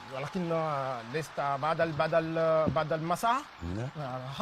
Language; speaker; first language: Arabic; non-native, learner; Wolof